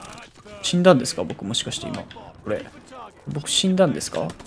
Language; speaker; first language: Japanese; native; Japanese